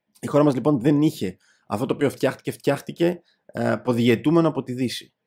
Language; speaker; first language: Greek; native; Greek